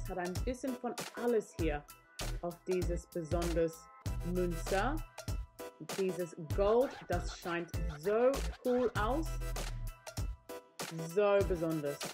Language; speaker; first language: German; non-native, learner; English